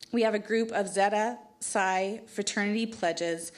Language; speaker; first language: English; native; English